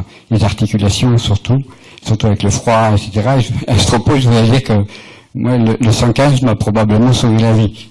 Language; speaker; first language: French; native; French